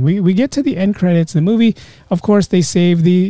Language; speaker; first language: English; native; English